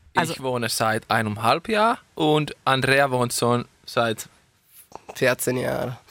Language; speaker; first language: German; non-native, fluent; Finnish